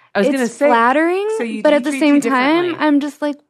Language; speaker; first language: English; native; English